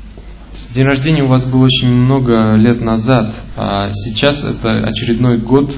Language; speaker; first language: Russian; native; Russian